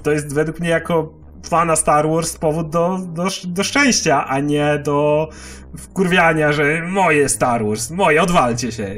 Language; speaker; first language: Polish; native; Polish